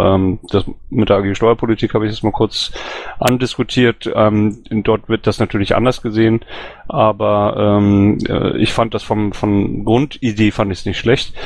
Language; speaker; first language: German; native; German